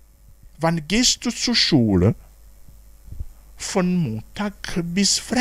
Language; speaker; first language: German; non-native, fluent; Rundi